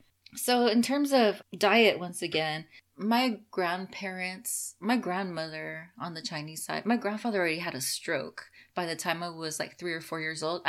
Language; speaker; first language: English; native; English